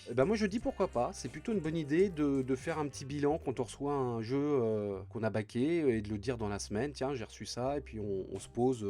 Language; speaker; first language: French; native; French